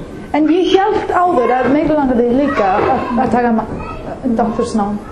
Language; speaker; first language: Icelandic; non-native, learner; English